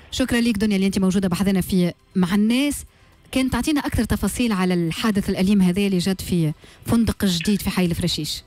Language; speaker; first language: Arabic; native; Arabic